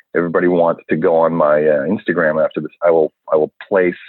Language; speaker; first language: English; native; English